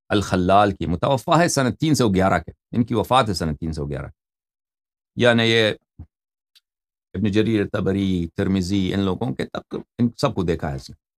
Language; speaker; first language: Urdu; non-native, fluent; Persian